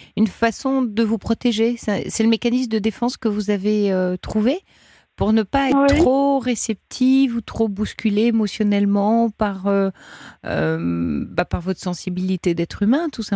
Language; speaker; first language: French; native; French